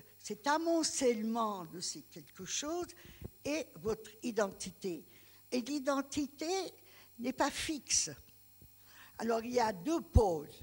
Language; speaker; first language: French; non-native, local second language; Greek